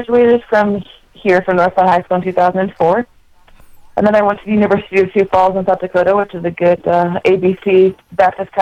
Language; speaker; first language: English; native; English